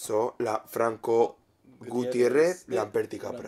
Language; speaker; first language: Japanese; non-native, learner; Spanish